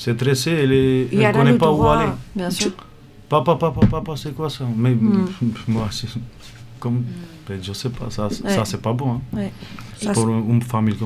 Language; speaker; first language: French; non-native, learner; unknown